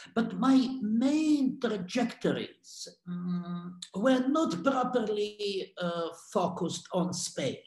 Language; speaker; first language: English; non-native, fluent; Russian